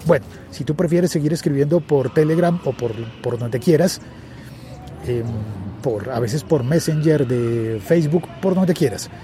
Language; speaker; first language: Spanish; native; Spanish